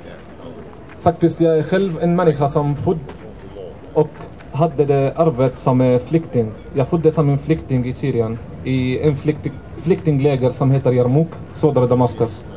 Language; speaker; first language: Swedish; non-native, fluent; Arabic